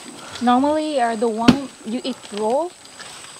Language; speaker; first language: English; non-native, learner; Vietnamese